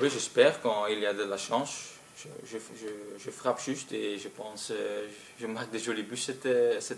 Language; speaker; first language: French; non-native, local second language; Dutch